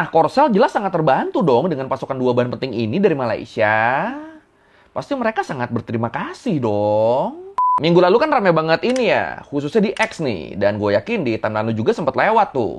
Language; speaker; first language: Indonesian; native; Indonesian